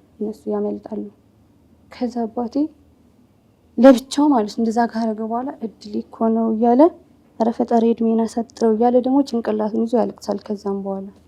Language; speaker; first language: Amharic; native; Amharic